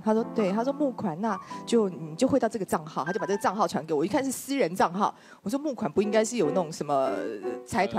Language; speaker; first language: Chinese; native; Chinese